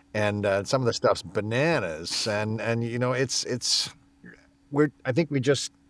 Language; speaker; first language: English; native; English